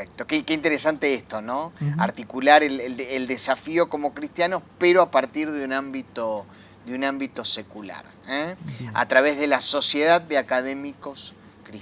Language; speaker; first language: Spanish; native; Spanish